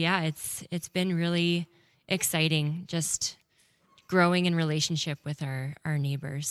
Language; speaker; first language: English; native; English